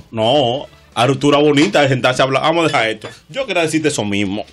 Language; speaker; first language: Spanish; native; Spanish